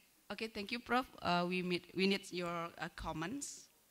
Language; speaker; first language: English; non-native, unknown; Indonesian